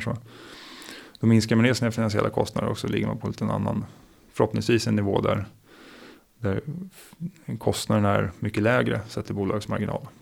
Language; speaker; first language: Swedish; native; Swedish